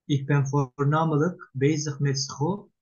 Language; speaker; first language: Dutch; non-native, learner; Turkish